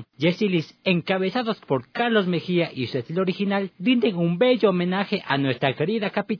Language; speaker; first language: Spanish; native; Spanish